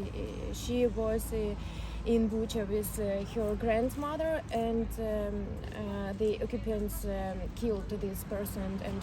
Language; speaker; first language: English; non-native, learner; Ukrainian